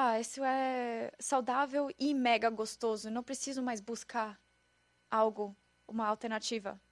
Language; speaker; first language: Portuguese; non-native, fluent; German